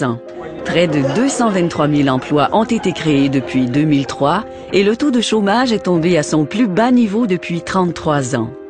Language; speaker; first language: French; native; French